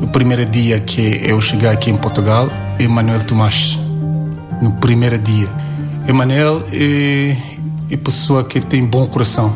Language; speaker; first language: Portuguese; non-native, learner; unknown